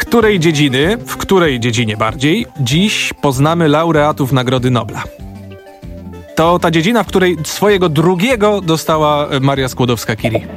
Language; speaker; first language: Polish; native; Polish